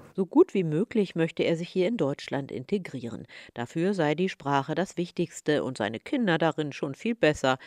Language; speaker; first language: German; native; German